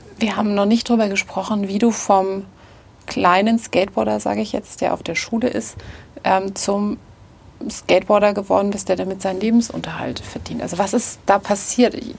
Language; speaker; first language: German; native; German